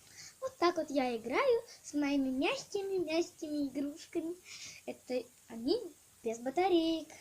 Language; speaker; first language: Russian; native; Russian